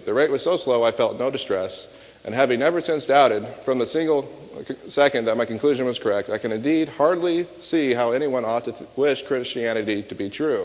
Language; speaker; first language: English; native; English